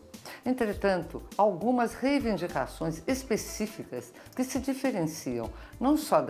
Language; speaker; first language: Portuguese; native; Portuguese